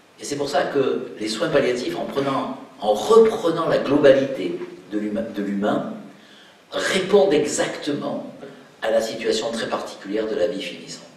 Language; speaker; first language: French; native; French